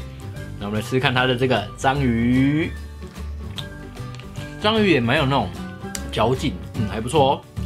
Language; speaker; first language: Chinese; native; Chinese